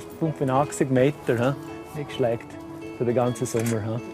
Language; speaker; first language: German; non-native, learner; English